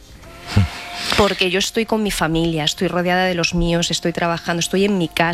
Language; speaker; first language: Spanish; native; Spanish